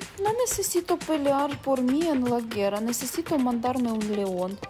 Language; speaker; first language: Spanish; non-native, learner; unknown